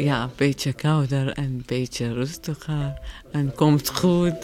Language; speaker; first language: Dutch; non-native, learner; Arabic